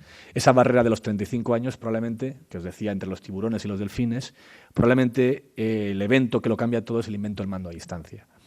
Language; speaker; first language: Spanish; native; Spanish